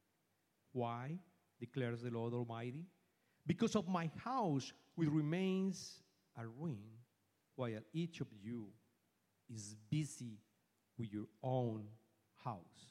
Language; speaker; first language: English; non-native, fluent; Spanish